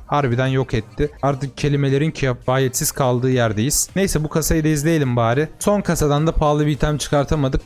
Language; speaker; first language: Turkish; native; Turkish